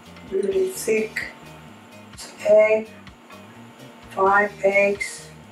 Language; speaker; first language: English; non-native, learner; Korean